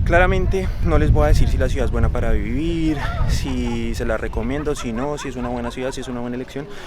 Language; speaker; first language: Spanish; native; Spanish